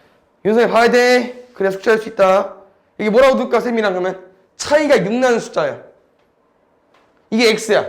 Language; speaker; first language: Korean; native; Korean